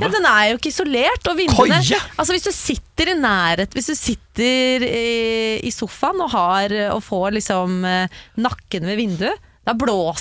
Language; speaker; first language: Norwegian; native; Norwegian